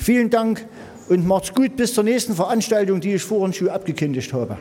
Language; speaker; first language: German; native; German